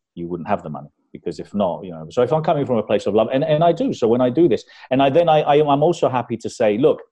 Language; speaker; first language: English; early bilingual, other home language; Spanish